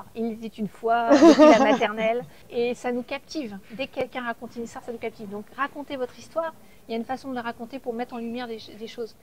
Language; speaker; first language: French; native; French